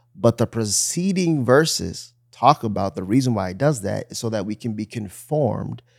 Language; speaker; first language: English; native; English